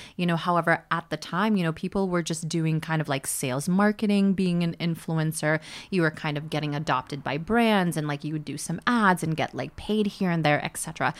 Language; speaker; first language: English; early bilingual, other home language; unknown